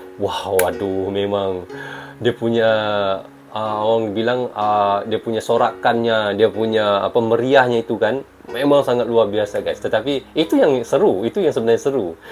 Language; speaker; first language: Malay; native; Malay